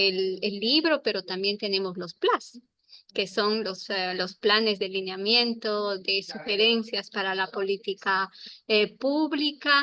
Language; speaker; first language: Spanish; native; Spanish